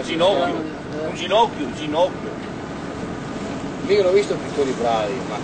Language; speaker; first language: Italian; native; Italian